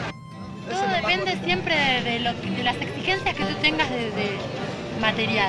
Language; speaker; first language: Spanish; native; Spanish